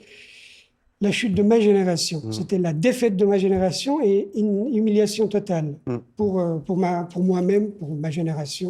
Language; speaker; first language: French; non-native, fluent; Persian